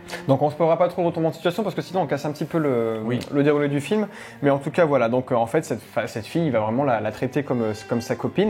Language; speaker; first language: French; native; French